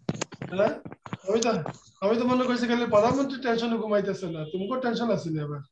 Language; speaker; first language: Korean; non-native, fluent; Bangla